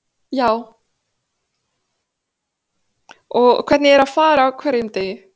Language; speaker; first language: Icelandic; non-native, fluent; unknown